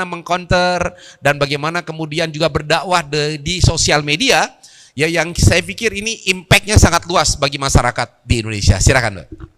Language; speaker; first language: Indonesian; native; Indonesian